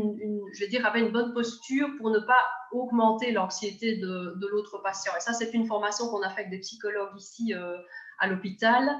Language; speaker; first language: French; native; French